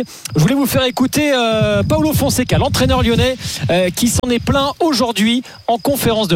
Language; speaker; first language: French; native; French